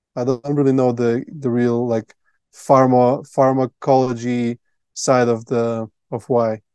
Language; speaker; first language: English; non-native, fluent; Latvian